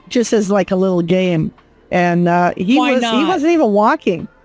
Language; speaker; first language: English; native; English